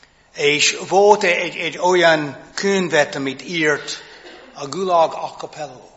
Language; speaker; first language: Hungarian; non-native, fluent; English